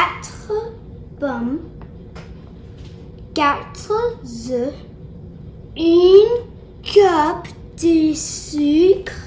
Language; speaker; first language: French; early bilingual, heritage; French